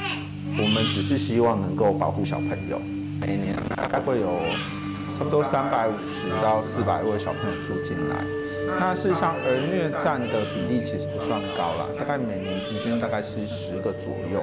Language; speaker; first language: Chinese; native; Chinese